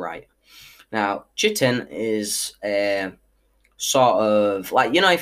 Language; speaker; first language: English; native; English